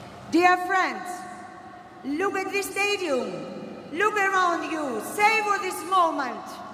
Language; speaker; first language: English; non-native, fluent; Greek